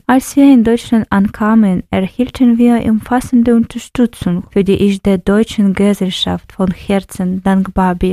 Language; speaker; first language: German; non-native, fluent; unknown